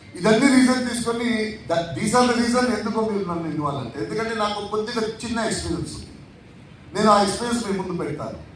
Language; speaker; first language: Telugu; non-native, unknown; Tulu